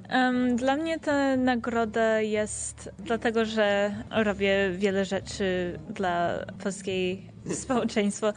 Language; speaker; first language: Polish; early bilingual, heritage; Polish